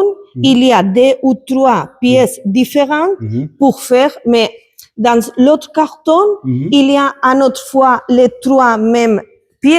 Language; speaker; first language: French; non-native, learner; Spanish